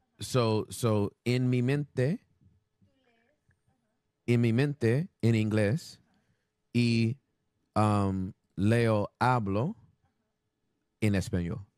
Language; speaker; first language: Spanish; non-native, learner; English